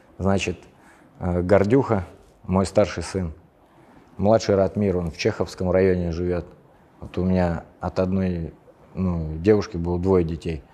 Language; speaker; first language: Russian; native; Russian